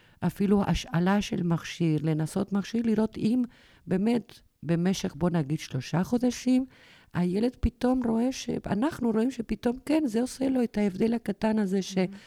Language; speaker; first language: Hebrew; non-native, fluent; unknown